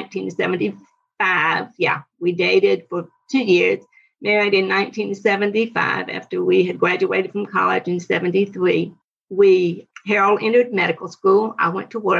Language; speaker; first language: English; native; English